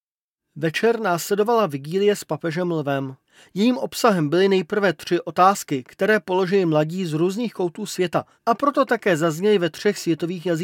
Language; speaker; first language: Czech; native; Czech